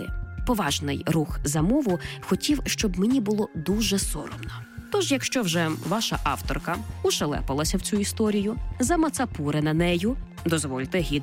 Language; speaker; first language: Ukrainian; native; Ukrainian